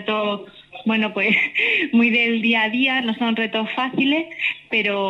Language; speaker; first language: Spanish; native; Spanish